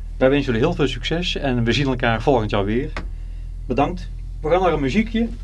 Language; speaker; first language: Dutch; native; Dutch